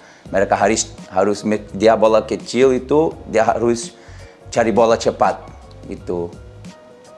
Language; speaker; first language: Indonesian; non-native, learner; Portuguese